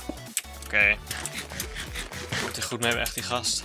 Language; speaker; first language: Dutch; native; Dutch